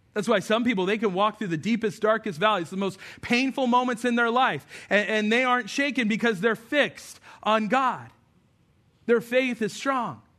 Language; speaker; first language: English; native; English